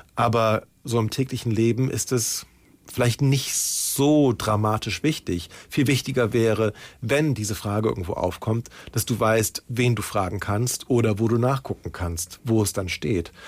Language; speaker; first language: German; native; German